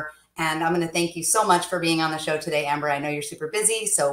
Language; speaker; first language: English; native; English